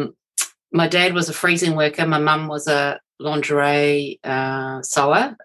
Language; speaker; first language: English; native; English